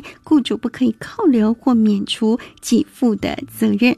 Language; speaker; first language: Chinese; native; Chinese